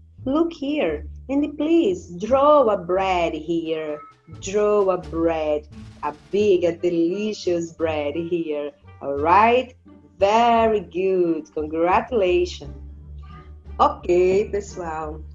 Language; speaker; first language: English; non-native, learner; Portuguese